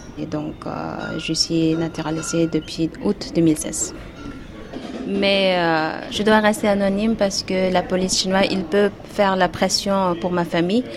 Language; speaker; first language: French; non-native, fluent; Uyghur